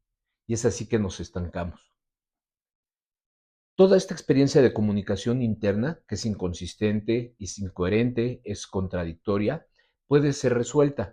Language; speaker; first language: Spanish; native; Spanish